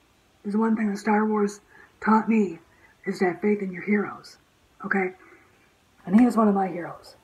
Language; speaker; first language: English; native; English